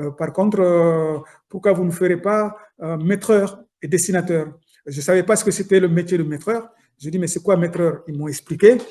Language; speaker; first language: French; non-native, local second language; Soninke